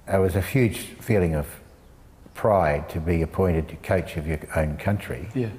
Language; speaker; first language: English; native; English